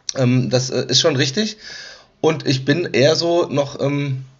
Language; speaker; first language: German; native; German